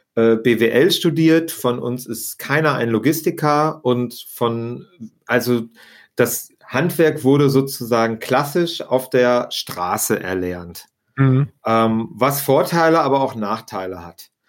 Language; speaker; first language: German; native; German